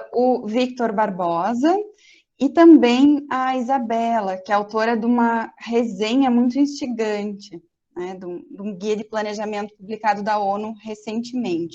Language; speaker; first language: Portuguese; native; Portuguese